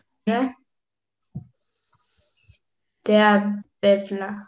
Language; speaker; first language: German; non-native, learner; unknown